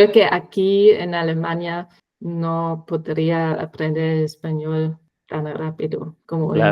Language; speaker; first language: Spanish; non-native, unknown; German